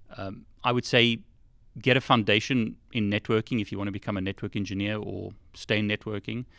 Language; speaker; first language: English; native; English